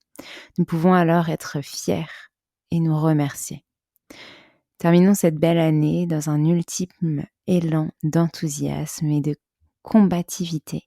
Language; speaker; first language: French; native; French